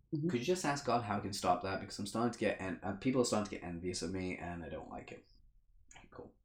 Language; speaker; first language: English; native; English